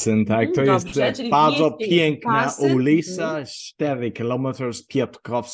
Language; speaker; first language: Polish; non-native, learner; English